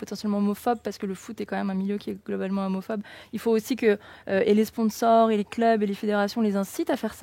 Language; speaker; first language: French; native; French